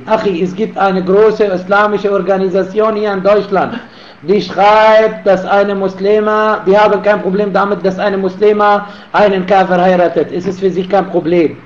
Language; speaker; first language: German; non-native, fluent; Arabic